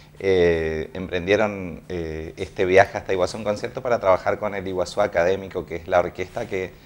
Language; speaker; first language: Spanish; native; Spanish